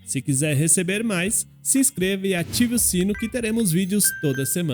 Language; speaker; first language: Portuguese; native; Portuguese